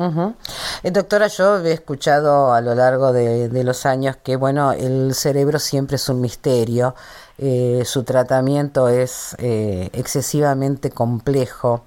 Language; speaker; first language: Spanish; native; Spanish